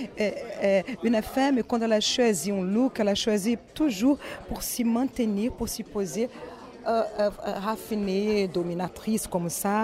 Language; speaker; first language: French; non-native, learner; Portuguese